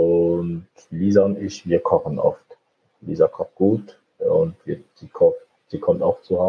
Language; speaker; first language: German; non-native, fluent; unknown